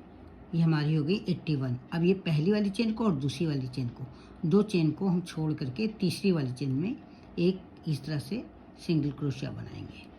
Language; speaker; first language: Hindi; native; Hindi